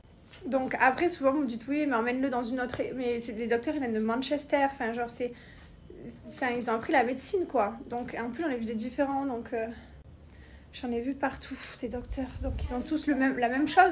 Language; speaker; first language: French; native; French